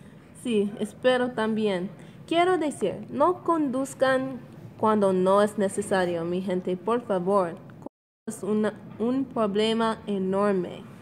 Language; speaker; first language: Spanish; non-native, learner; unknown